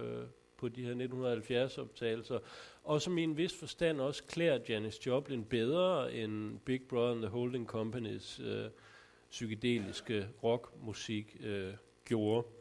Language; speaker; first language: Danish; native; Danish